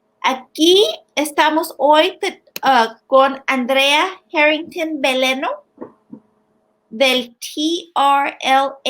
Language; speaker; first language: Spanish; early bilingual, heritage; Spanish